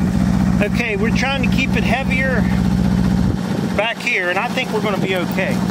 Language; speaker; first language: English; native; English